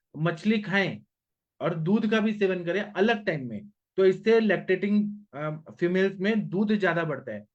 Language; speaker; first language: Hindi; non-native, local second language; Marathi